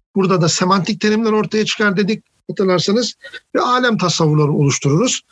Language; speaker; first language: Turkish; native; Turkish